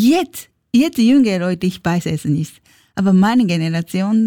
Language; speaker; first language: German; non-native, learner; Japanese